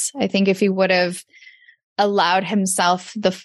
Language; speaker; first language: English; native; English